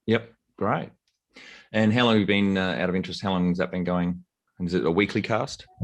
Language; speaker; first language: English; native; English